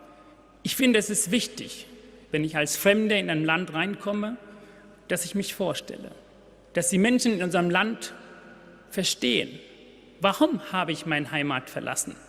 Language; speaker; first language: German; non-native, fluent; Tamil